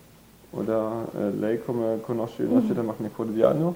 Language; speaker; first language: Italian; non-native, learner; German